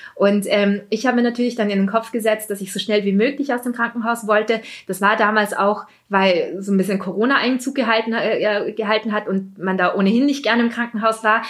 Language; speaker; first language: German; early bilingual, other home language; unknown